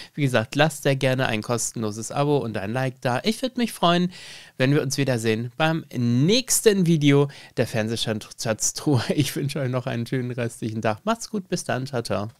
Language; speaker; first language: German; native; German